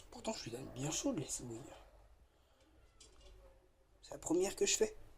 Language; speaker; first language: French; native; French